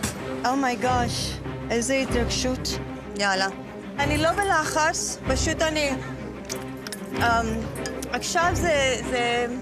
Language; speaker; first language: Hebrew; non-native, fluent; Greek